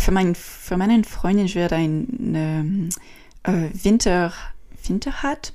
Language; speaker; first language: German; non-native, learner; French